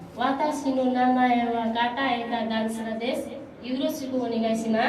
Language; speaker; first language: Japanese; non-native, learner; Nepali